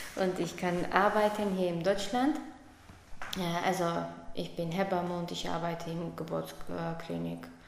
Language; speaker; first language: German; non-native, learner; Armenian